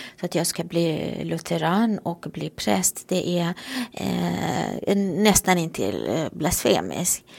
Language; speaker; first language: Swedish; non-native, fluent; Romanian